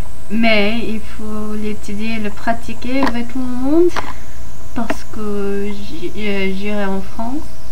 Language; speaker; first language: French; non-native, learner; English